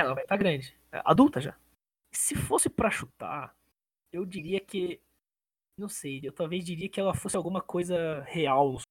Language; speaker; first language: Portuguese; native; Portuguese